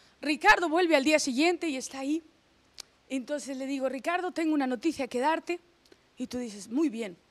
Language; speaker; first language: Spanish; native; Spanish